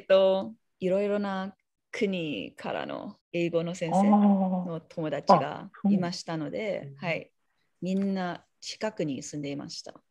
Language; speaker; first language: Japanese; non-native, learner; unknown